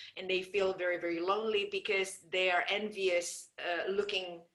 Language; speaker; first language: English; non-native, fluent; Indonesian